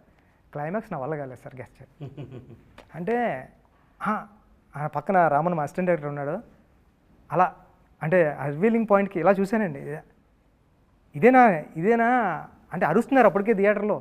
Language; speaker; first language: Telugu; native; Telugu